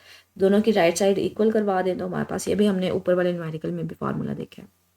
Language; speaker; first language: Hindi; non-native, local second language; Punjabi